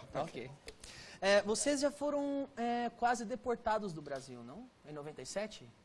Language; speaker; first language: Portuguese; native; Portuguese